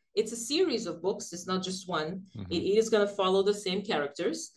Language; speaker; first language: English; early bilingual, other home language; Ukrainian